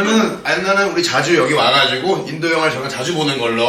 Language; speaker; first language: Korean; native; Korean